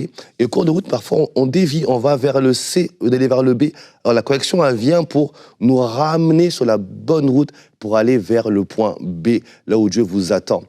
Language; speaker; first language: French; native; French